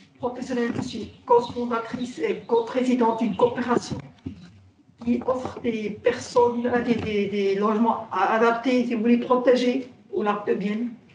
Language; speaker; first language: French; non-native, local second language; Swiss German